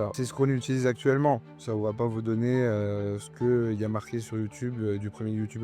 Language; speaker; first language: French; native; French